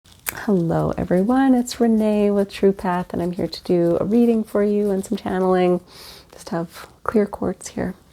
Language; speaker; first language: English; native; English